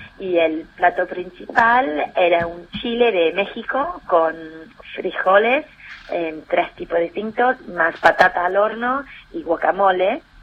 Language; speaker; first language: Spanish; non-native, fluent; English